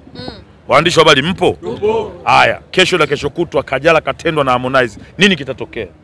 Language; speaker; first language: Swahili; native; Swahili